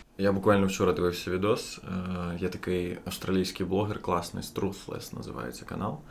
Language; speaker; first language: Ukrainian; non-native, local second language; Russian